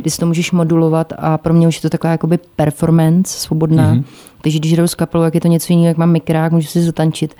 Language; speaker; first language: Czech; native; Czech